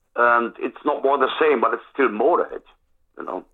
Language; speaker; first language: English; non-native, fluent; German